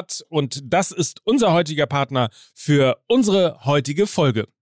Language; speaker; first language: German; native; German